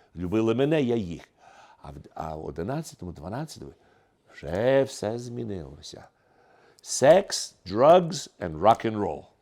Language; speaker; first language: Ukrainian; early bilingual, heritage; Ukrainian